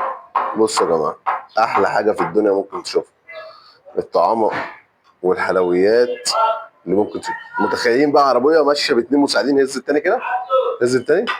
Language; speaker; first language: Arabic; native; Arabic